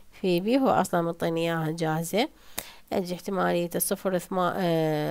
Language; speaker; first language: Arabic; native; Arabic